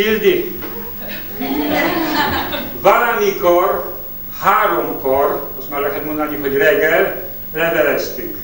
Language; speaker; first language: Hungarian; non-native, learner; Polish